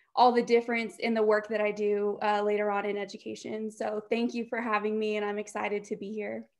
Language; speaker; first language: English; native; English